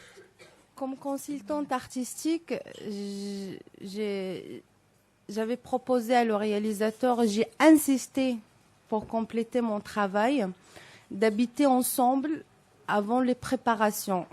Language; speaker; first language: French; non-native, local second language; Arabic